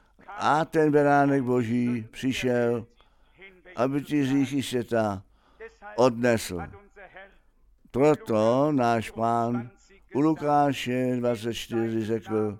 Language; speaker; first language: Czech; non-native, fluent; German